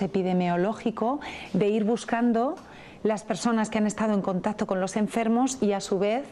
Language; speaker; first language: Spanish; native; Spanish